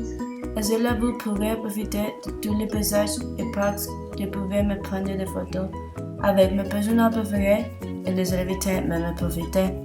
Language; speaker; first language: French; non-native, learner; Spanish